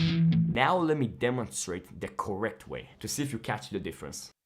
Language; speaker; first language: English; non-native, fluent; Hebrew